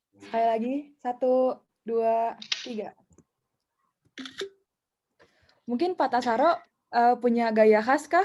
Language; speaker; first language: Indonesian; native; Indonesian